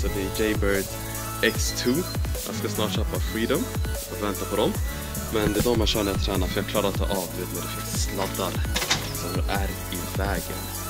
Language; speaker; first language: Swedish; native; Swedish